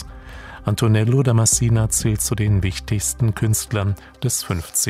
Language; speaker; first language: German; native; German